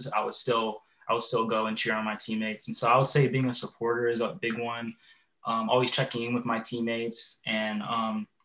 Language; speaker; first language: English; native; English